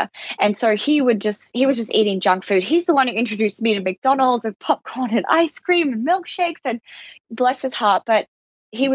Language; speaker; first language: English; native; English